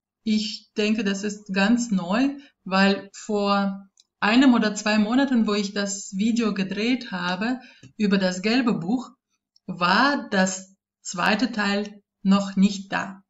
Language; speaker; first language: German; non-native, fluent; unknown